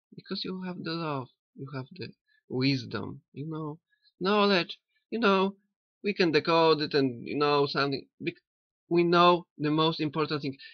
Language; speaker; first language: English; non-native, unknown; Polish